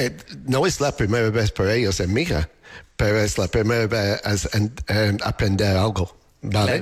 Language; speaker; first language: Spanish; non-native, fluent; English